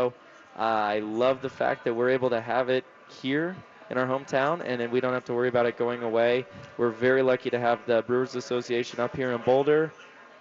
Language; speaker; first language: English; native; English